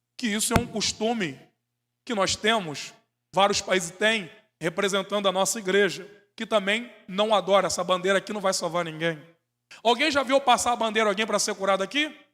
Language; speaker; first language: Portuguese; native; Portuguese